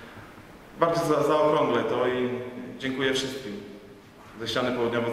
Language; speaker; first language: Polish; native; Polish